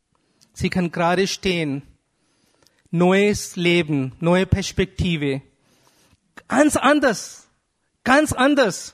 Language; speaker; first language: German; non-native, fluent; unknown